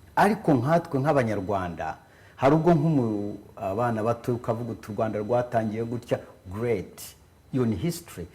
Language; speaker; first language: Kinyarwanda; native; Kinyarwanda